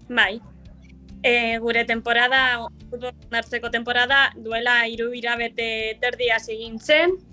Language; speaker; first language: Basque; non-native, local second language; Spanish